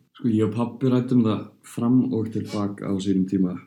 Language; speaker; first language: Icelandic; early bilingual, heritage; Icelandic